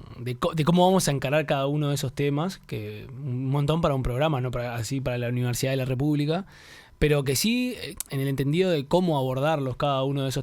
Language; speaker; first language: Spanish; native; Spanish